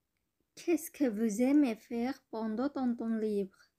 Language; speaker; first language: French; non-native, learner; Bangla